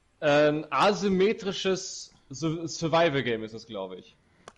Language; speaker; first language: German; native; German